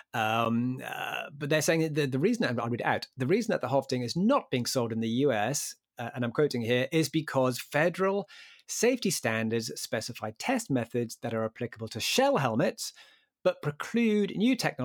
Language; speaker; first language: English; native; English